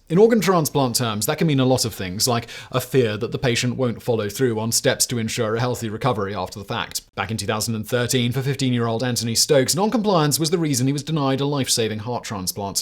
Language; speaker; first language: English; native; English